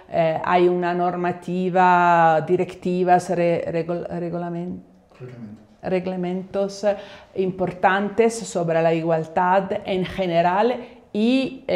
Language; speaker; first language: Spanish; non-native, fluent; Italian